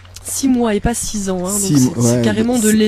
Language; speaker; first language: French; native; French